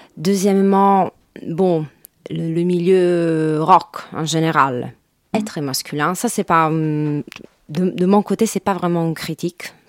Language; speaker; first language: French; non-native, fluent; Italian